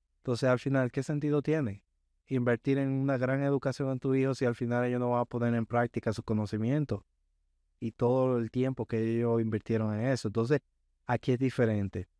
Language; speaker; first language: Spanish; native; Spanish